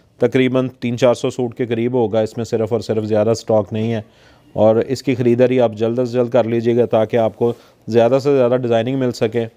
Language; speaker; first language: Urdu; non-native, local second language; Punjabi